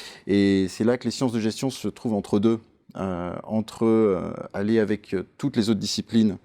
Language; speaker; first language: French; native; French